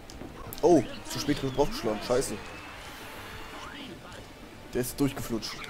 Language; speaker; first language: German; native; German